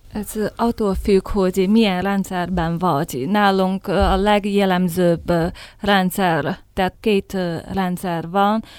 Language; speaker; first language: Hungarian; non-native, fluent; Chinese